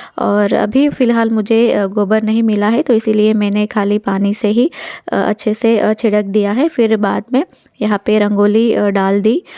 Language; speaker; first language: Hindi; non-native, local second language; Telugu